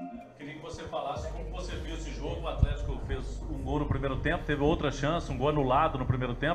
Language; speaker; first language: Portuguese; native; Portuguese